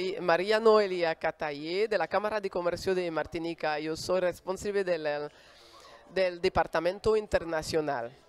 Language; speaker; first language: Spanish; non-native, fluent; French